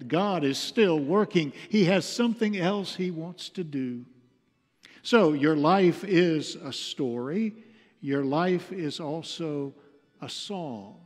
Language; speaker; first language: English; native; English